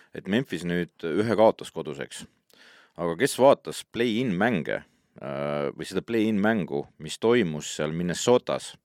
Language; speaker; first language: Estonian; native; Estonian